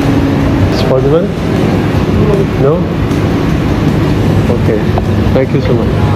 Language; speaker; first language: English; non-native, learner; Burmese